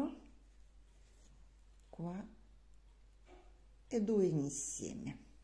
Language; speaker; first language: Italian; non-native, learner; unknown